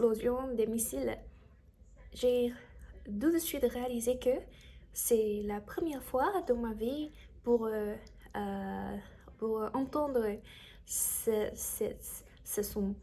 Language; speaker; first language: French; non-native, learner; Chinese